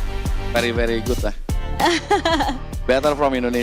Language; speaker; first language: English; non-native, learner; Indonesian